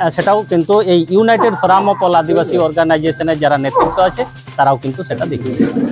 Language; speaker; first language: Bangla; non-native, local second language; Santali